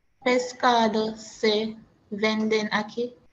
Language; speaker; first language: Spanish; non-native, learner; English